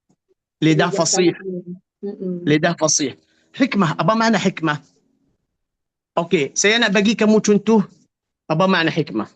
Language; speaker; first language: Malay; non-native, fluent; Arabic